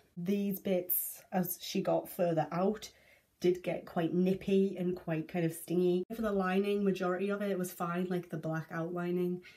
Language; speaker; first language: English; native; English